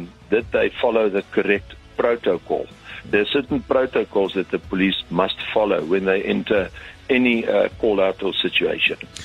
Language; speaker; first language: English; non-native, local second language; Afrikaans